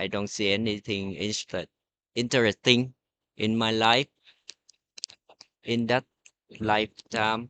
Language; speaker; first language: English; non-native, learner; Vietnamese